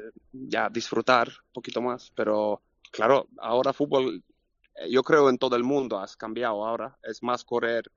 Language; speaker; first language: Spanish; non-native, learner; Swedish